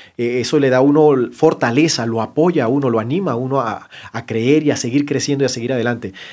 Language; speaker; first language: Spanish; native; Spanish